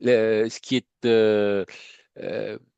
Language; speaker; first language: French; native; French